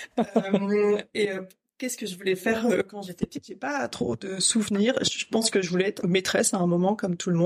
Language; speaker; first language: French; native; French